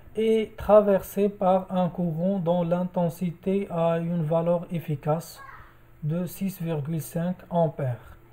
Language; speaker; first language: French; non-native, local second language; Arabic